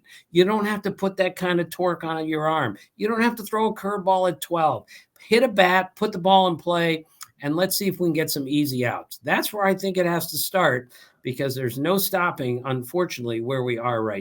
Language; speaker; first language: English; native; English